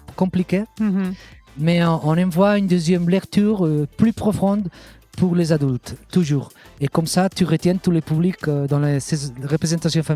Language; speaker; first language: French; non-native, fluent; Catalan